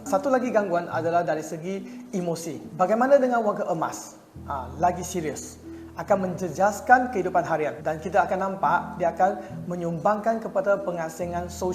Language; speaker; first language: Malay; non-native, local second language; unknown